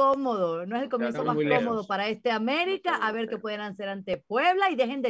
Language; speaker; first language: Spanish; native; Spanish